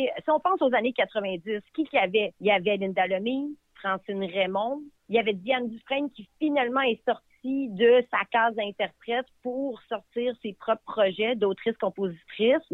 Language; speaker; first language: French; native; French